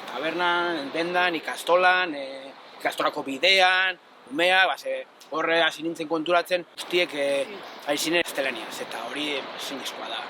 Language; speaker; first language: Basque; non-native, local second language; Spanish